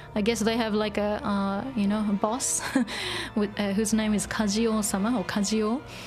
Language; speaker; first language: English; non-native, fluent; Japanese